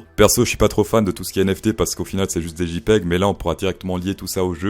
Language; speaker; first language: French; native; French